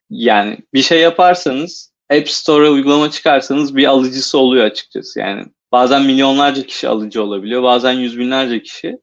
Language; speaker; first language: Turkish; native; Turkish